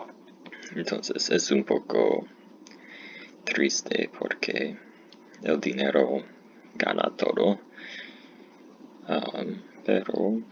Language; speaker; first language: Spanish; non-native, learner; English